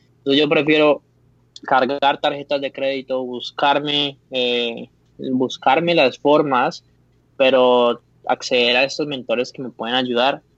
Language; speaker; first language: Spanish; native; Spanish